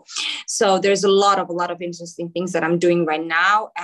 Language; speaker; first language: English; non-native, fluent; Macedonian